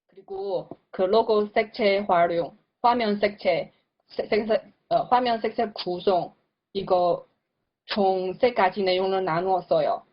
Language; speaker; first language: Korean; non-native, learner; Chinese